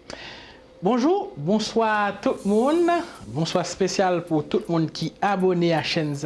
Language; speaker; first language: French; non-native, local second language; Haitian Creole